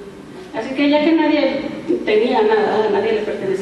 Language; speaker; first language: Spanish; native; Spanish